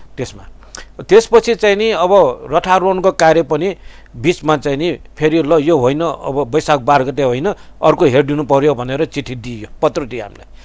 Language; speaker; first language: Nepali; non-native, local second language; Newari